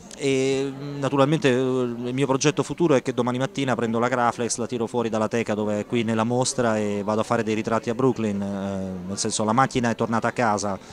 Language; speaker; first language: Italian; native; Italian